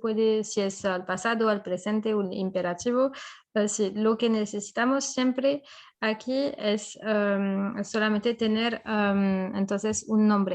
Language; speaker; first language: Spanish; non-native, fluent; French